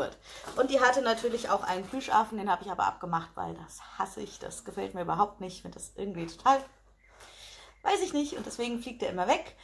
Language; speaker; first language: German; native; German